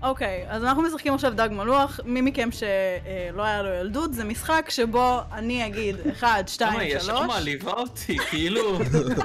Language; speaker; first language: Hebrew; native; Hebrew